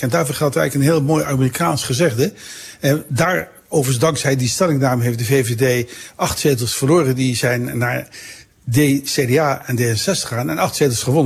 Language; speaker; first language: Dutch; native; Dutch